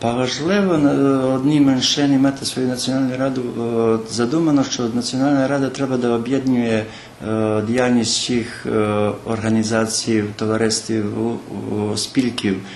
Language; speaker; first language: Ukrainian; early bilingual, heritage; Ukrainian